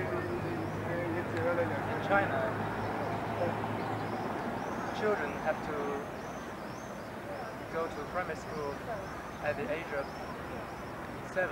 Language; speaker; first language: English; non-native, learner; Chinese